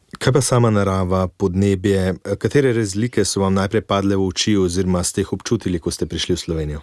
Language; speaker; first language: Slovenian; native; Slovenian